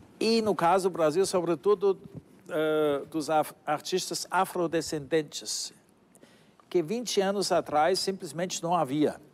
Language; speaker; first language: Portuguese; non-native, fluent; German